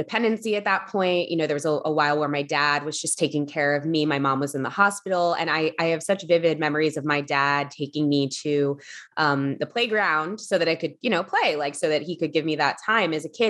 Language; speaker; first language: English; native; English